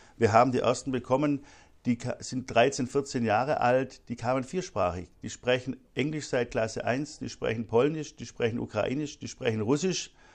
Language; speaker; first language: German; native; German